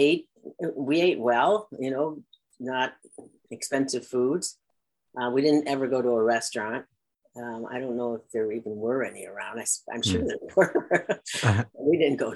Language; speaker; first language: English; native; English